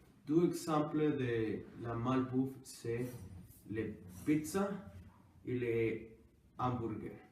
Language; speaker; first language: French; non-native, learner; Spanish